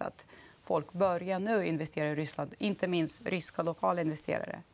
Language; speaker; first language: Swedish; non-native, fluent; Russian